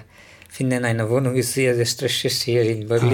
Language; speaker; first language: German; non-native, learner; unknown